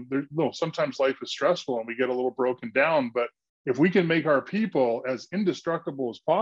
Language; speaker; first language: English; native; English